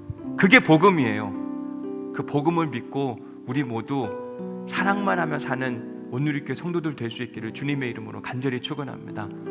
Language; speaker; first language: Korean; native; Korean